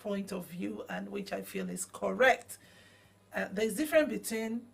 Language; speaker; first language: English; non-native, local second language; Yoruba